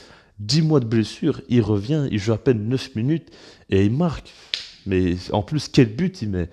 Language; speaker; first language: French; native; French